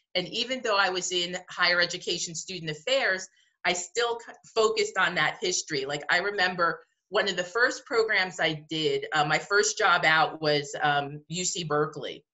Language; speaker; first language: English; native; English